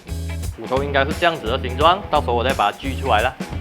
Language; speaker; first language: Chinese; native; Chinese